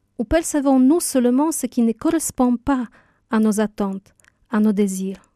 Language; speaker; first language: French; non-native, fluent; Polish